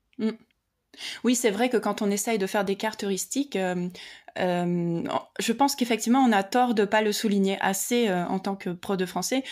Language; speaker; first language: French; native; French